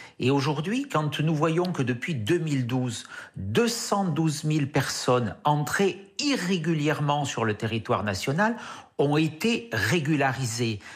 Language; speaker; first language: French; native; French